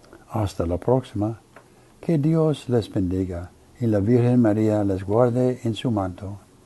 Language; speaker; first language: Spanish; non-native, fluent; English